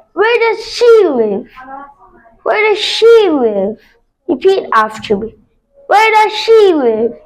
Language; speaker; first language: English; non-native, learner; Bangla